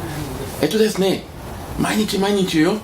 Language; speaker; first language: Japanese; non-native, learner; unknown